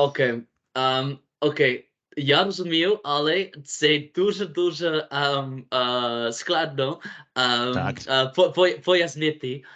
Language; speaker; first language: Ukrainian; non-native, learner; English